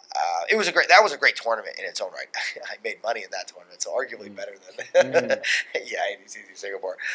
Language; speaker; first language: English; native; English